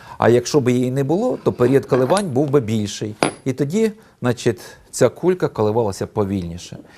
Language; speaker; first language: Ukrainian; native; Ukrainian